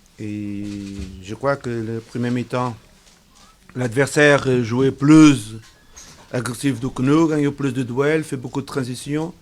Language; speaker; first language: French; non-native, learner; Portuguese